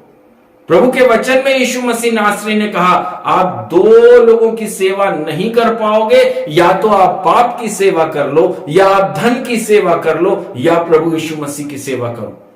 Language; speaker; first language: Hindi; native; Hindi